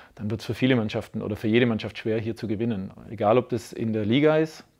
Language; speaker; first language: German; native; German